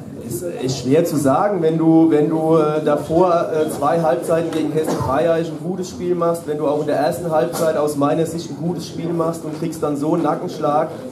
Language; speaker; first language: German; native; German